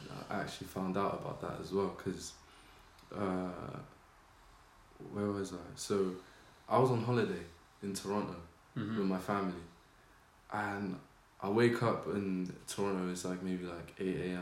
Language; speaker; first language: English; native; English